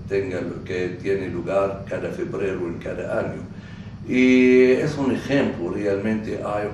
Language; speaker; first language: Spanish; non-native, fluent; Arabic